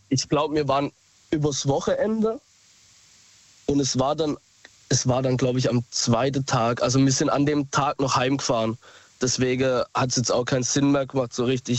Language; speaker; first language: German; native; German